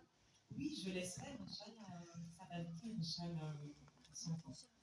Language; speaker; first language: French; non-native, local second language; Arabic